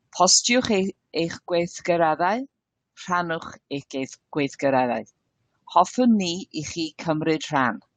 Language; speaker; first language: Welsh; non-native, learner; English